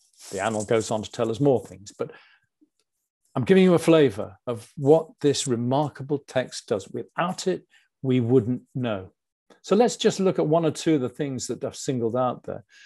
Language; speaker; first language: English; native; English